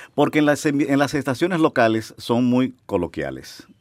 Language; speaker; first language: Spanish; native; Spanish